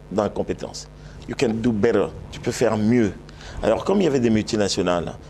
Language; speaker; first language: French; non-native, local second language; Lingala